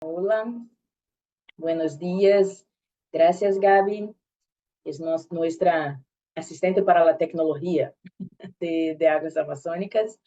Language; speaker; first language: Spanish; non-native, learner; Portuguese